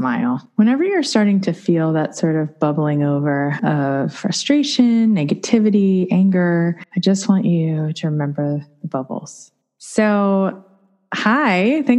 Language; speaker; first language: English; native; English